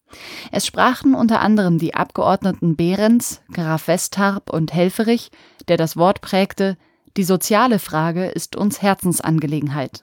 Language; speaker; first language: German; native; German